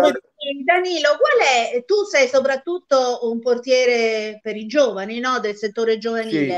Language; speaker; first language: Italian; native; Italian